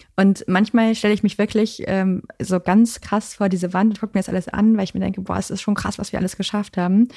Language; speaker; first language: German; native; German